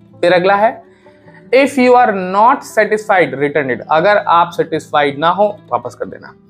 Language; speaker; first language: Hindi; native; Hindi